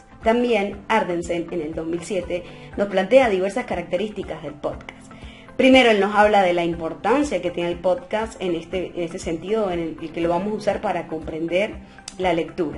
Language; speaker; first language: Spanish; native; Spanish